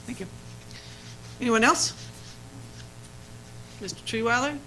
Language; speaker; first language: English; native; English